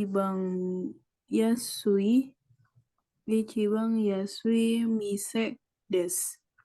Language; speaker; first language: Japanese; non-native, learner; Indonesian